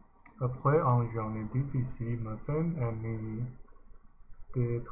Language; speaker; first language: French; non-native, learner; English